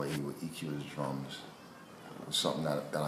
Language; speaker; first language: English; native; English